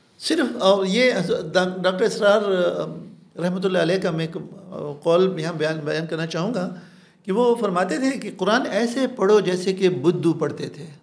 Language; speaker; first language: Urdu; non-native, local second language; Pashto